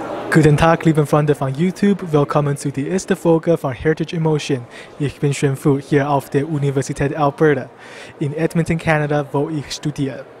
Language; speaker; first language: German; non-native, learner; English